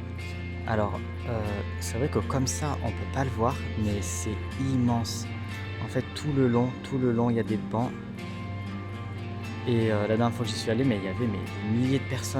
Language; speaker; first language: French; native; French